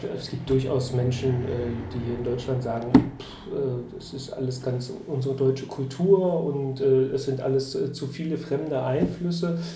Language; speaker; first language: German; native; German